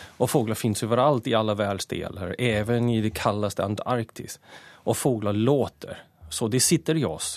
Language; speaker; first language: Swedish; native; Swedish